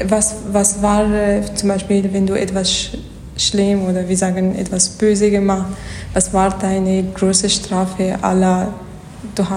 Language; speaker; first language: German; non-native, learner; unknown